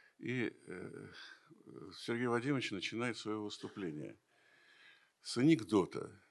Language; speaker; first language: Russian; native; Russian